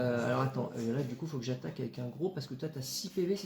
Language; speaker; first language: French; native; French